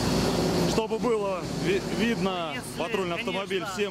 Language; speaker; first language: Russian; native; Russian